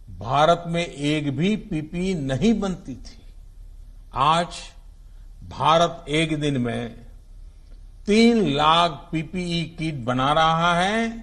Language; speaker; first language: Hindi; non-native, local second language; Gujarati